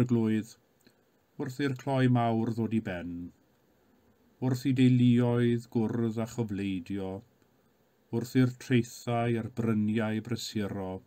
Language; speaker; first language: Welsh; native; Welsh